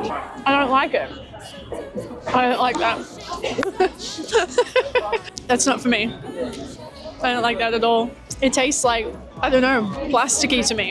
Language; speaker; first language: English; native; English